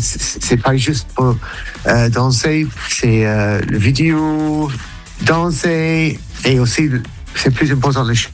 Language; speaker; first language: French; non-native, learner; English